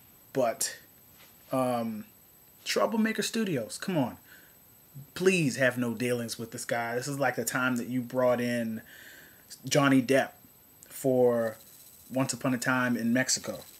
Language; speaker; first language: English; native; English